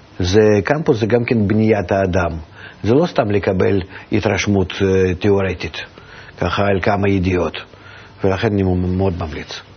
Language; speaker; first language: Hebrew; non-native, fluent; Russian